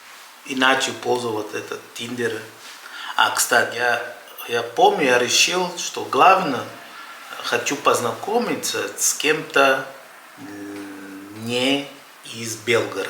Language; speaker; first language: Russian; non-native, fluent; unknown